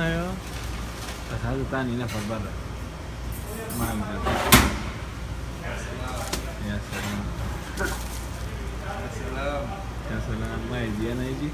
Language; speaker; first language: Arabic; non-native, learner; Urdu